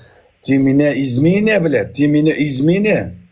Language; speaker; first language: Russian; non-native, learner; Uzbek